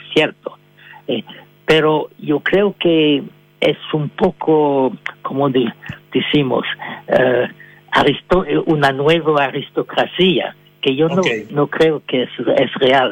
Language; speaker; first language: Spanish; non-native, fluent; French